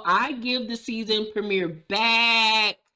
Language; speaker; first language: English; native; English